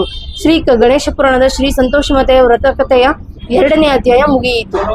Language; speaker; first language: Kannada; native; Kannada